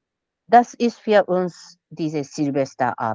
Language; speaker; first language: German; non-native, fluent; Japanese